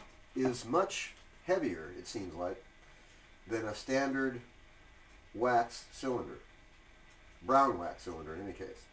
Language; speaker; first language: English; native; English